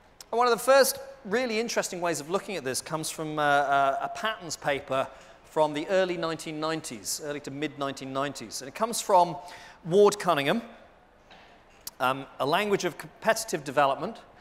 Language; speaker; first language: English; early bilingual, other home language; Portuguese